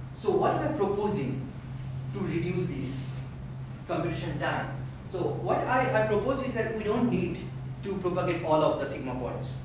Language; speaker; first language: English; non-native, local second language; Bangla